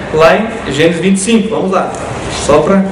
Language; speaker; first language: Portuguese; native; Portuguese